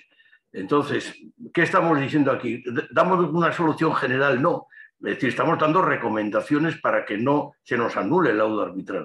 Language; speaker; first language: Spanish; native; Spanish